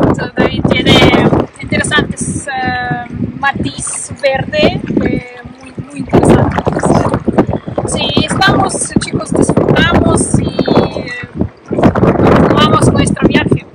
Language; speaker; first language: Spanish; non-native, learner; Russian